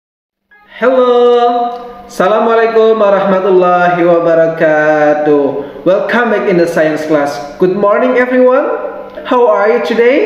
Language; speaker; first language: English; non-native, learner; Indonesian